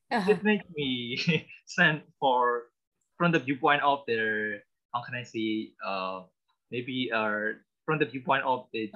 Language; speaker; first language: English; non-native, learner; Burmese